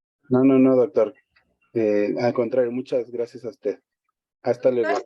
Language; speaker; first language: Spanish; native; Spanish